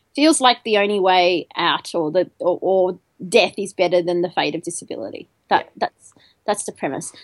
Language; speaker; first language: English; native; English